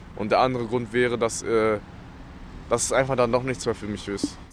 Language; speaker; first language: German; early bilingual, other home language; Vietnamese